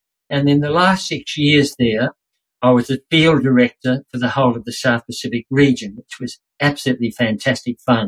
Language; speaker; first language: English; native; English